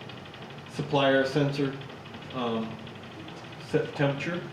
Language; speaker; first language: English; native; English